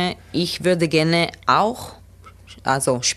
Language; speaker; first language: German; non-native, learner; Italian